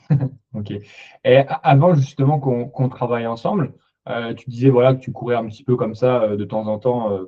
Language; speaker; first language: French; native; French